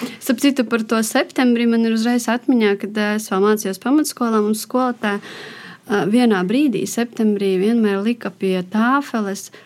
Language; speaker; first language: Latvian; non-native, local second language; Russian